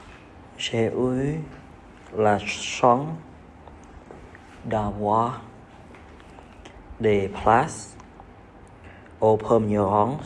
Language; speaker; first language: French; non-native, learner; Vietnamese